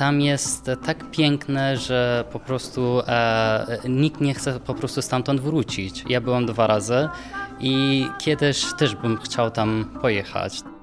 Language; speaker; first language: Polish; non-native, learner; Persian